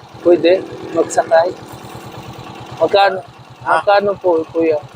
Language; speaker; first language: Filipino; non-native, learner; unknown